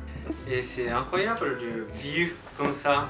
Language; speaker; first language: French; non-native, learner; Japanese